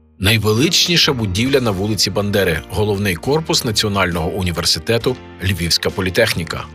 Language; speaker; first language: Ukrainian; native; Ukrainian